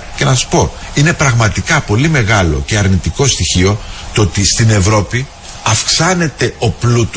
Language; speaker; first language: Greek; native; Greek